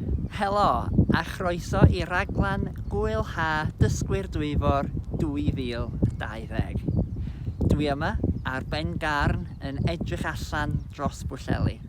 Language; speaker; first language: Welsh; native; Welsh